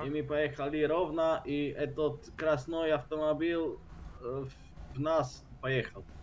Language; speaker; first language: Russian; non-native, learner; Czech